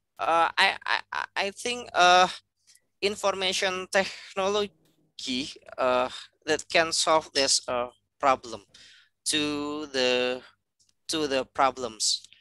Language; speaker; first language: English; non-native, fluent; Indonesian